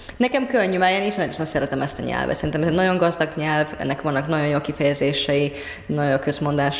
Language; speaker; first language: Hungarian; non-native, fluent; Finnish